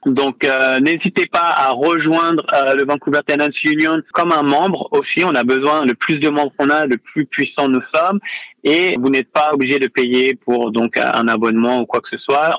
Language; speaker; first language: French; native; French